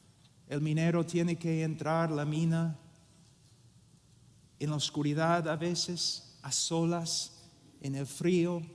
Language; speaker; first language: Spanish; non-native, fluent; English